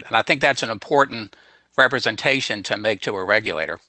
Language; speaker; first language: English; native; English